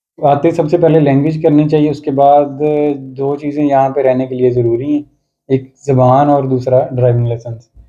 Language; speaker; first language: Urdu; non-native, local second language; Punjabi